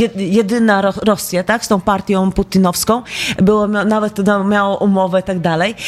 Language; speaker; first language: Polish; non-native, fluent; Latvian